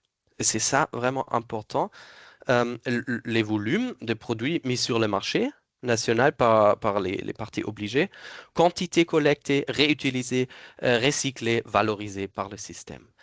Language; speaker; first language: French; non-native, fluent; German